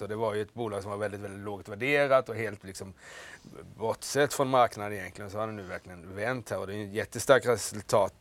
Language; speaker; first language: Swedish; native; Swedish